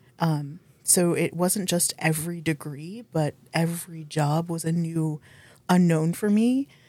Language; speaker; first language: English; native; English